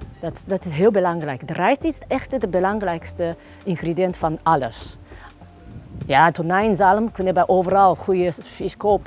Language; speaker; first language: Dutch; non-native, learner; Japanese